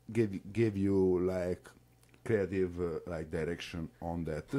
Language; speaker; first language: English; non-native, fluent; Italian